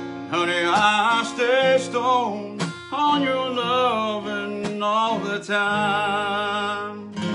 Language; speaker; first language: English; early bilingual, other home language; Spanish